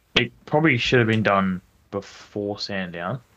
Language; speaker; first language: English; native; English